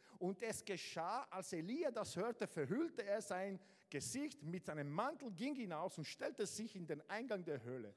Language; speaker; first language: German; non-native, fluent; Italian